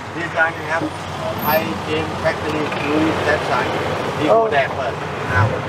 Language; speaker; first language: English; non-native, learner; Thai